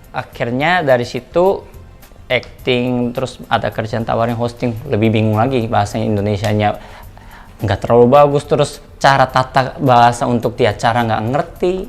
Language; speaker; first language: Indonesian; non-native, fluent; Korean